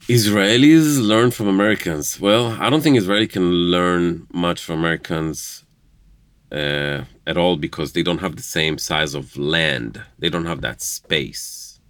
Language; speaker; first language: English; non-native, fluent; Hebrew